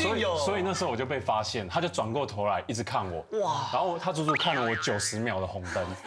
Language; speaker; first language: Chinese; native; Chinese